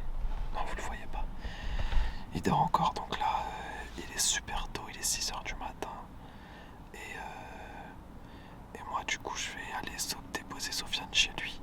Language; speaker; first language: French; native; French